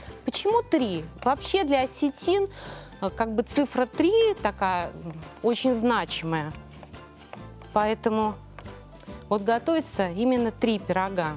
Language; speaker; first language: Russian; native; Russian